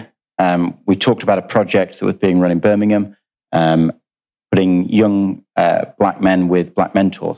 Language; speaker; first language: English; native; English